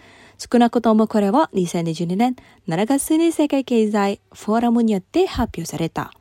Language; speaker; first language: Japanese; non-native, fluent; Indonesian